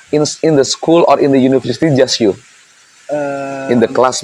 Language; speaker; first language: English; non-native, learner; Indonesian